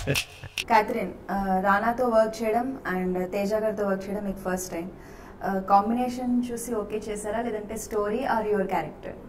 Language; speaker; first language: Telugu; native; Telugu